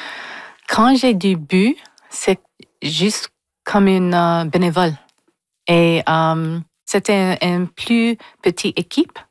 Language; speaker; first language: French; non-native, local second language; English